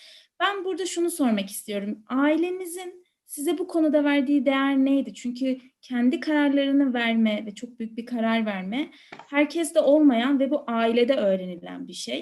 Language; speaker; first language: Turkish; native; Turkish